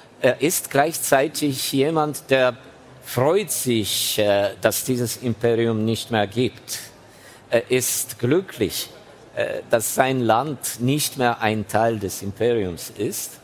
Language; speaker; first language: German; non-native, fluent; Ukrainian